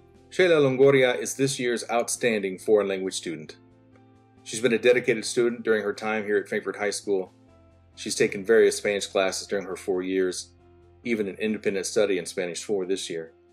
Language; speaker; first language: English; native; English